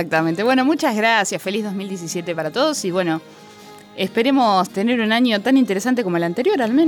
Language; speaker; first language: Spanish; native; Spanish